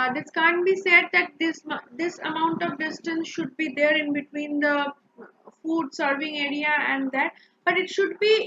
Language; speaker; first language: English; non-native, local second language; Bangla